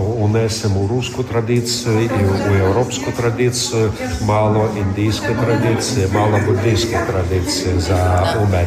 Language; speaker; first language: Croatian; non-native, fluent; Russian